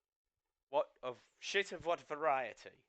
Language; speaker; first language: English; native; English